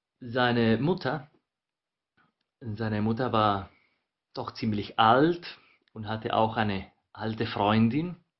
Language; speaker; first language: German; non-native, fluent; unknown